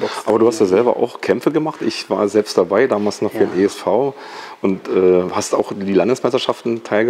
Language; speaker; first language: German; native; German